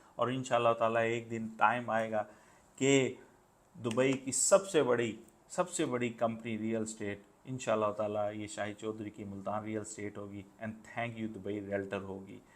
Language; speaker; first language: Urdu; non-native, local second language; Punjabi